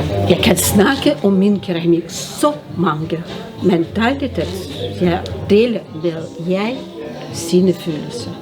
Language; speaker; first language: Danish; non-native, learner; Russian